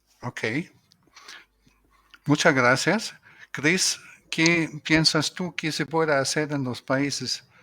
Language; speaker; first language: Spanish; non-native, fluent; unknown